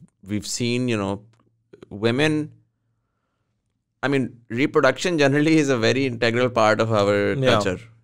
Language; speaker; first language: English; non-native, local second language; Urdu